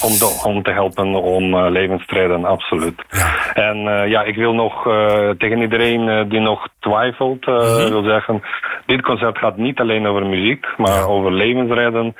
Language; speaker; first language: Dutch; non-native, fluent; Ukrainian